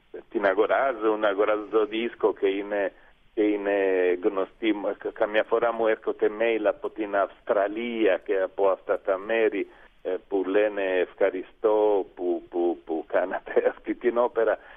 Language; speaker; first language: Greek; non-native, fluent; Italian